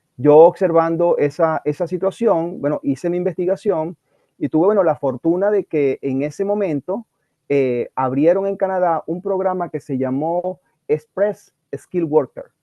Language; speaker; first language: Spanish; native; Spanish